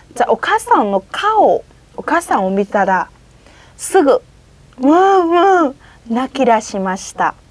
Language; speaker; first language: Japanese; non-native, fluent; Vietnamese